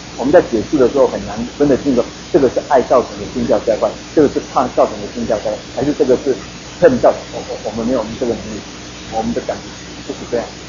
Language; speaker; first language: Chinese; native; Chinese